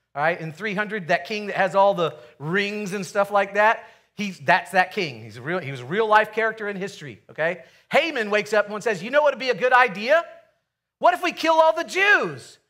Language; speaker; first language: English; native; English